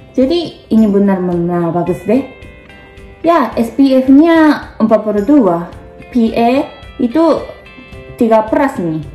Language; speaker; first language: Indonesian; non-native, learner; Japanese